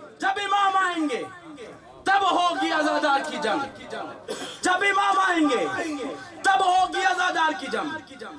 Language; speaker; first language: Urdu; native; Urdu